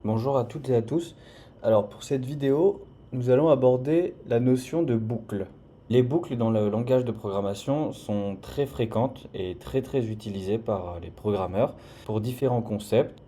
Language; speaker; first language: French; native; French